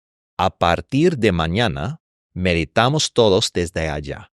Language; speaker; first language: Spanish; non-native, fluent; English